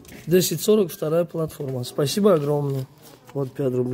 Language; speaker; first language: Russian; non-native, learner; Tajik